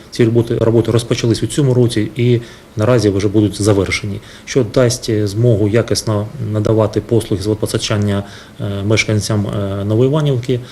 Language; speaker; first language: Ukrainian; native; Ukrainian